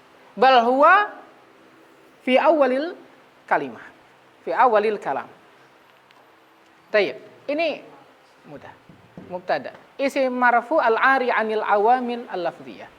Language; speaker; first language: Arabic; non-native, fluent; Indonesian